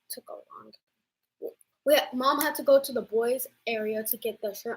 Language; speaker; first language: English; native; English